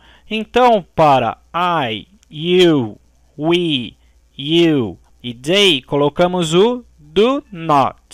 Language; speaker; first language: Portuguese; native; Portuguese